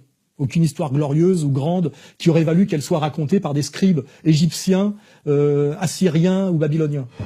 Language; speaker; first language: French; native; French